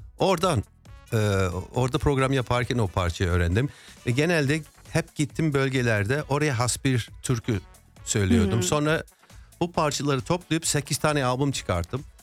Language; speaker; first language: Turkish; non-native, fluent; English